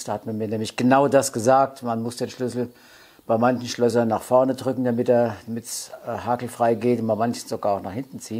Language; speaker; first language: German; native; German